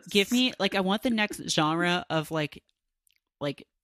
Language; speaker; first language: English; native; English